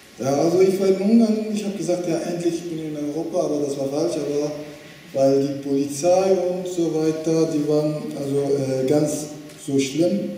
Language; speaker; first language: German; non-native, learner; Somali